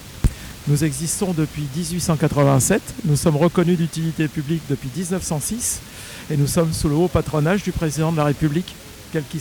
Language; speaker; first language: French; native; French